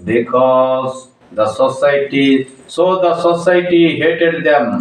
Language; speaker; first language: English; non-native, local second language; Telugu